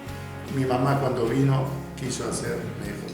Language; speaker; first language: Spanish; non-native, fluent; Arabic